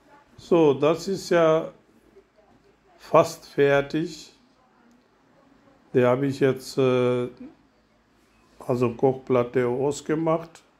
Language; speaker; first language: German; non-native, learner; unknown